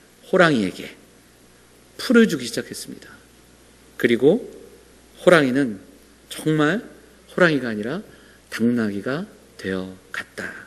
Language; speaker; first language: Korean; native; Korean